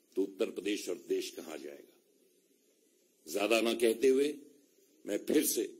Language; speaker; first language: Hindi; native; Hindi